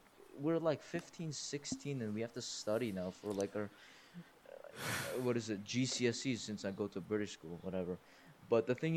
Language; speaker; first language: English; non-native, fluent; Korean